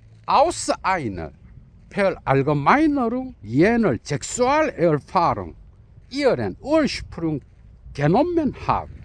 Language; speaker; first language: German; non-native, learner; Korean